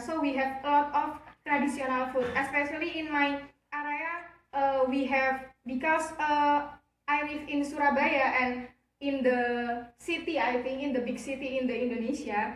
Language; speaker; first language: English; non-native, learner; Javanese